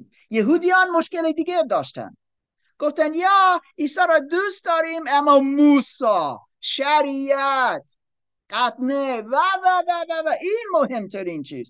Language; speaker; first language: Persian; non-native, learner; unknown